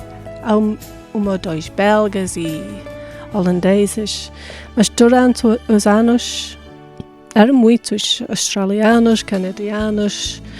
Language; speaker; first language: Portuguese; non-native, fluent; English